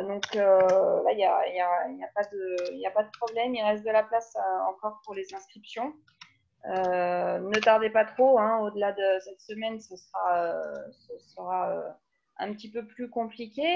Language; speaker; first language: French; native; French